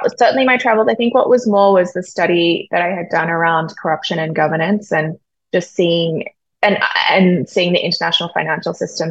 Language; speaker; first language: English; native; English